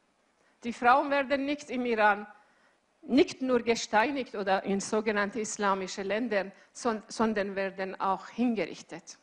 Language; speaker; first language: German; non-native, learner; Persian